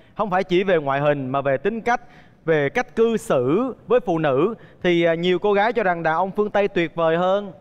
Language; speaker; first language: Vietnamese; native; Vietnamese